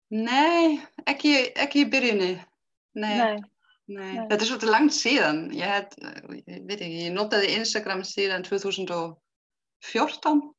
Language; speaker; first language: Icelandic; non-native, learner; German